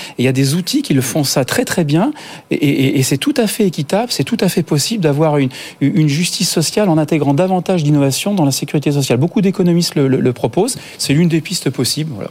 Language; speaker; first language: French; native; French